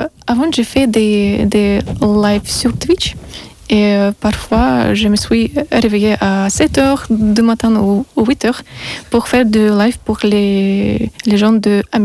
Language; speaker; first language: French; non-native, learner; Russian